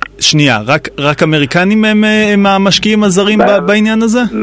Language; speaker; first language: Hebrew; native; Hebrew